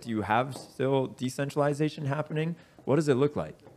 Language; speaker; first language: English; native; English